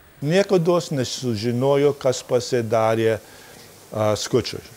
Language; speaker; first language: Lithuanian; early bilingual, heritage; Lithuanian